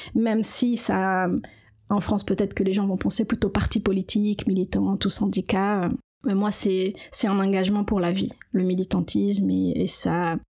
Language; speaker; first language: French; non-native, fluent; Portuguese